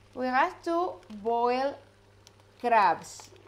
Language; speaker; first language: English; non-native, fluent; Spanish